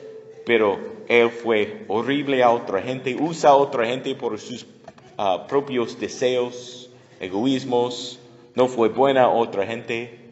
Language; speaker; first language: Spanish; non-native, learner; English